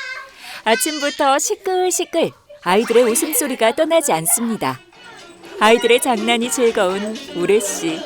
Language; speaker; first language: Korean; native; Korean